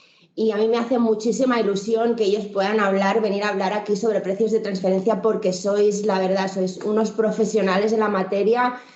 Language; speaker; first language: Spanish; native; Spanish